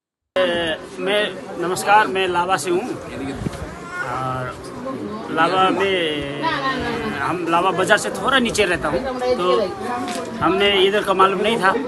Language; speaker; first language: Hindi; non-native, local second language; Nepali